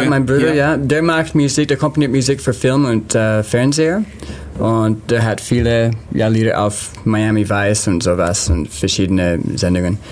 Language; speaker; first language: German; non-native, learner; English